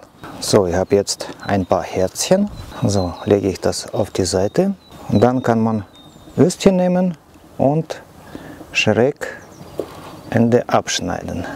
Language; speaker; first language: German; non-native, learner; Russian